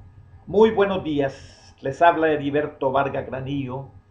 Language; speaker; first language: Spanish; native; Spanish